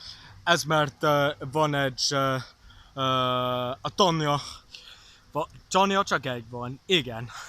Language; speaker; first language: Hungarian; non-native, learner; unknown